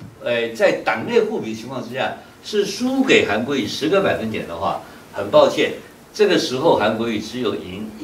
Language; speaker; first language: Chinese; native; Chinese